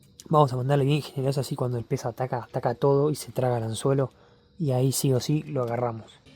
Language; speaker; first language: Spanish; native; Spanish